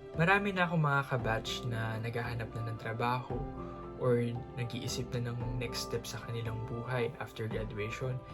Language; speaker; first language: Filipino; native; Filipino